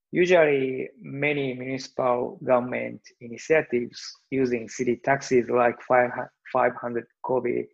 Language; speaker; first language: English; non-native, learner; Japanese